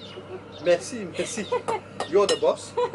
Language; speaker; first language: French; non-native, local second language; Morisyen